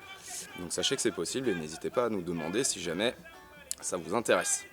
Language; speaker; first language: French; native; French